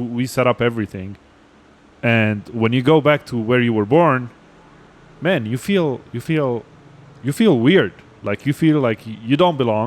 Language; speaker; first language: English; non-native, local second language; Arabic